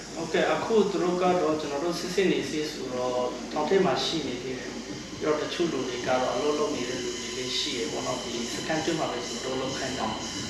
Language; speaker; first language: Burmese; non-native, local second language; Hakha Chin